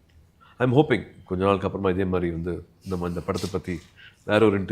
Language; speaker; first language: Tamil; native; Tamil